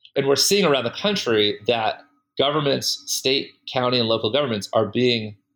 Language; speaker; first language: English; native; English